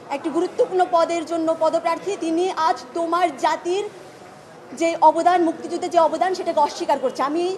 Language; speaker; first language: Bangla; non-native, local second language; Chakma